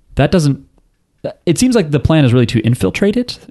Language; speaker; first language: English; native; English